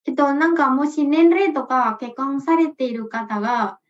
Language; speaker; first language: Japanese; non-native, learner; Indonesian